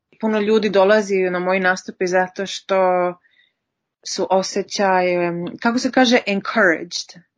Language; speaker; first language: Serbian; early bilingual, heritage; Serbian